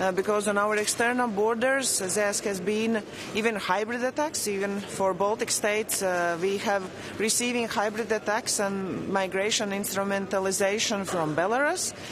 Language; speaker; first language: English; non-native, fluent; Latvian